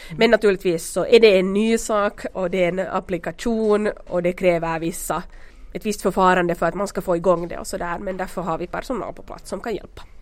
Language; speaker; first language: Swedish; native; Swedish